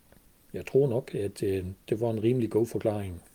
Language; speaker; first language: Danish; non-native, fluent; German